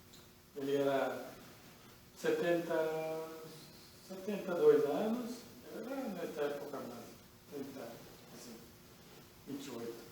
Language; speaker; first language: Portuguese; non-native, learner; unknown